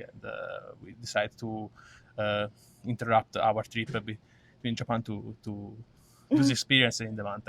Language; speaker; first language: English; non-native, learner; Italian